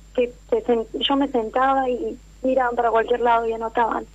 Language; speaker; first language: Spanish; native; Spanish